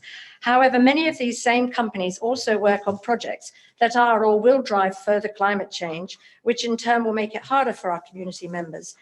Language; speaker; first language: English; native; English